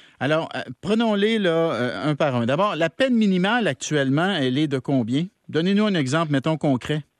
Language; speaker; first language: French; native; French